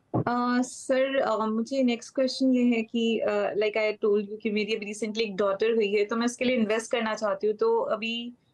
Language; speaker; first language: Hindi; native; Hindi